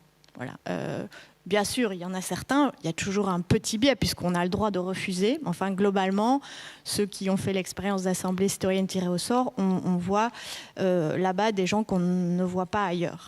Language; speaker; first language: French; native; French